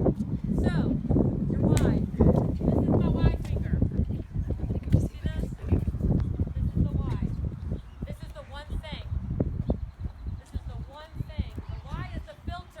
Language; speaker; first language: English; native; English